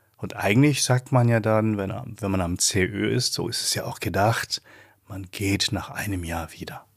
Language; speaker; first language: German; native; German